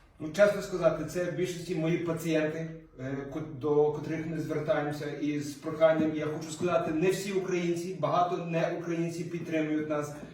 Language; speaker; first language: Ukrainian; early bilingual, heritage; Ukrainian